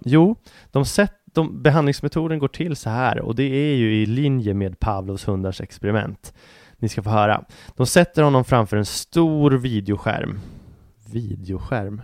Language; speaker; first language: Swedish; native; Swedish